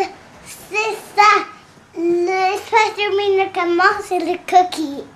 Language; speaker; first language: French; early bilingual, heritage; French